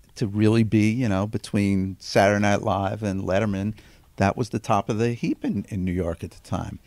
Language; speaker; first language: English; native; English